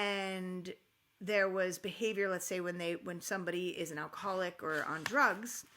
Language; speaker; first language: English; native; English